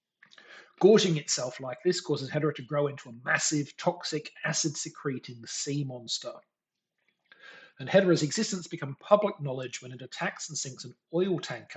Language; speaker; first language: English; native; English